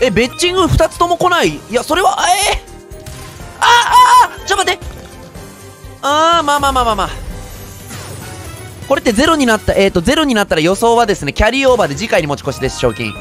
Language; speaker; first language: Japanese; native; Japanese